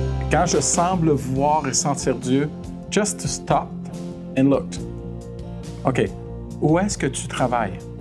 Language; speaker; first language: French; native; French